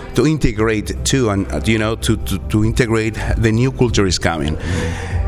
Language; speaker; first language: English; non-native, learner; Spanish